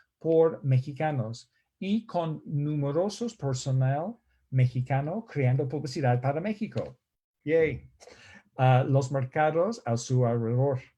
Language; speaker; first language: Spanish; non-native, fluent; English